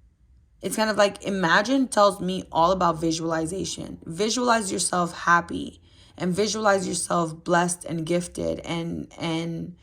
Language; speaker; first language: English; native; English